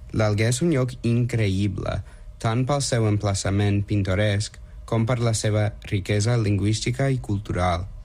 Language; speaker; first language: Catalan; non-native, fluent; English